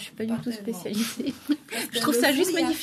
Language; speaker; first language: French; native; French